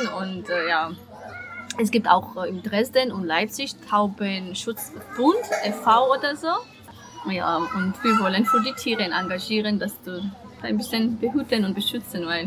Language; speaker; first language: German; non-native, learner; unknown